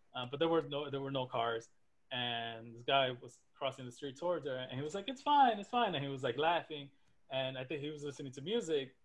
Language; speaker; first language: English; native; English